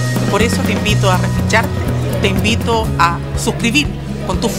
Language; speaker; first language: Spanish; native; Spanish